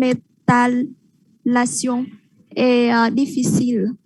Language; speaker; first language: French; non-native, learner; Vietnamese